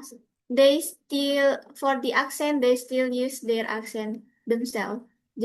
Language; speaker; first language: English; non-native, fluent; Indonesian